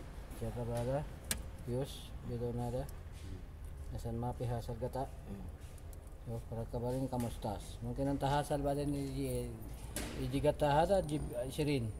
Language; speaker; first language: Arabic; non-native, learner; Filipino